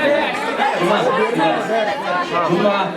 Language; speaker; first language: Russian; non-native, fluent; Turkmen